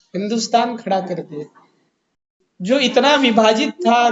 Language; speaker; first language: Hindi; non-native, local second language; Marathi